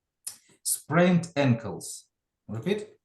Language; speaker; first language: English; non-native, fluent; Ukrainian